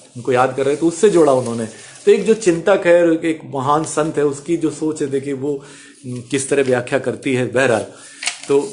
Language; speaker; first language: Hindi; native; Hindi